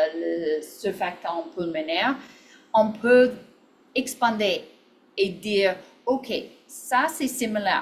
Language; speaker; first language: French; non-native, learner; English